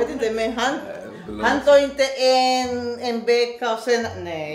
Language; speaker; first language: Swedish; non-native, learner; Spanish